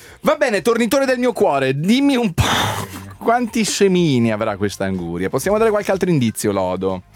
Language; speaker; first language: Italian; native; Italian